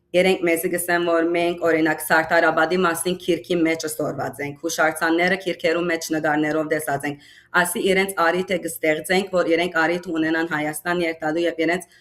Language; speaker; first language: Armenian; early bilingual, heritage; Armenian